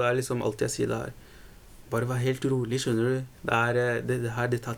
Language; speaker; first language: Norwegian; early bilingual, other home language; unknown